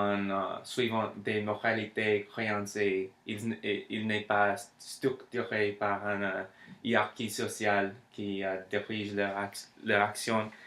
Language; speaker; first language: French; non-native, learner; English